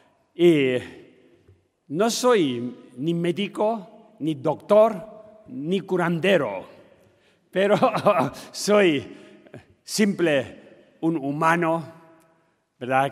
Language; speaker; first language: Spanish; non-native, learner; Tibetan